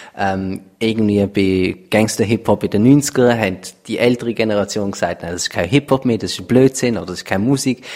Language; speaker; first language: German; native; German